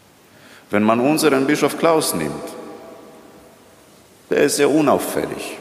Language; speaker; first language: German; non-native, fluent; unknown